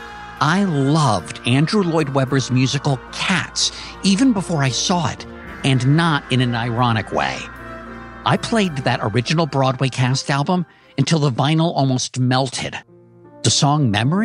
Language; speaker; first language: English; native; English